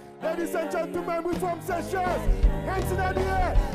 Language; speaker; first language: English; non-native, fluent; Seselwa Creole French